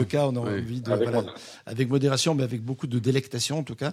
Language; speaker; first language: French; native; French